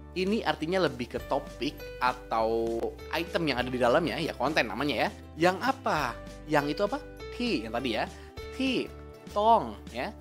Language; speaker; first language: Indonesian; native; Indonesian